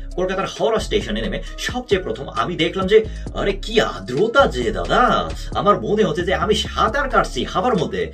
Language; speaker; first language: Bangla; non-native, fluent; Korean